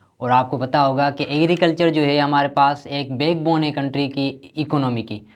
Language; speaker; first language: Urdu; non-native, local second language; Sindhi